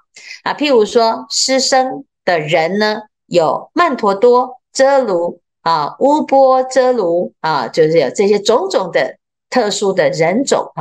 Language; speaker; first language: Chinese; native; Chinese